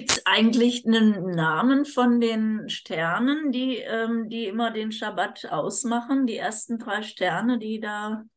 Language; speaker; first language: German; native; German